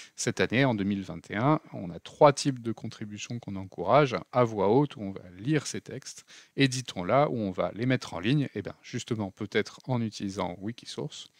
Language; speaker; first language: French; native; French